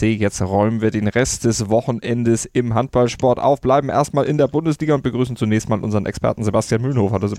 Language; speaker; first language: German; native; German